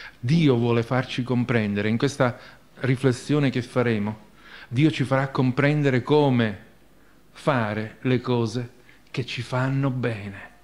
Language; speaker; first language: Italian; native; Italian